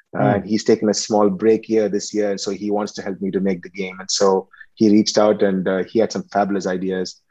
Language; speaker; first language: English; non-native, local second language; Tamil